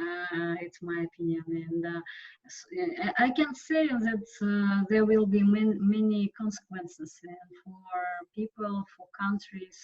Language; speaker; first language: English; non-native, learner; Russian